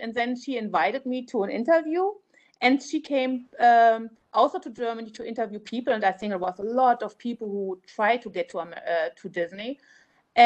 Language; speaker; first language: English; non-native, fluent; German